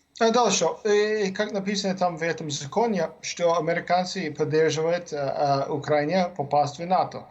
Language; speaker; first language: Ukrainian; non-native, learner; English